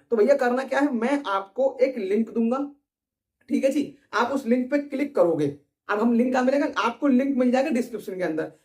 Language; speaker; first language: Hindi; native; Hindi